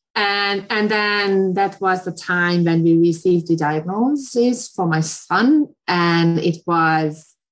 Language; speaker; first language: English; non-native, fluent; Hungarian